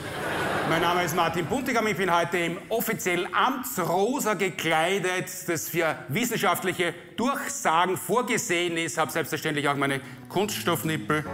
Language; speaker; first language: German; native; German